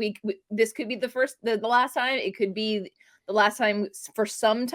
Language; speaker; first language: English; native; English